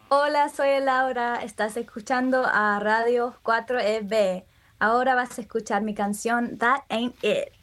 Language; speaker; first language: Spanish; early bilingual, heritage; Spanish